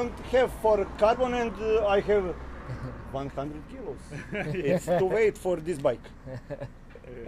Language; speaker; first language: English; non-native, learner; Serbian